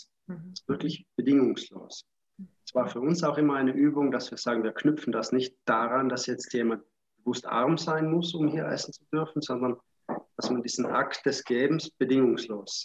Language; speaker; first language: German; native; German